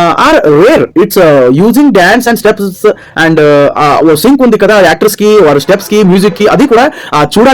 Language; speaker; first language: Telugu; non-native, learner; Kannada